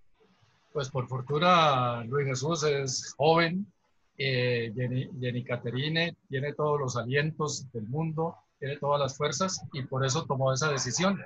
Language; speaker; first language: Spanish; native; Spanish